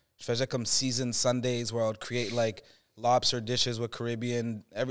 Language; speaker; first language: English; native; English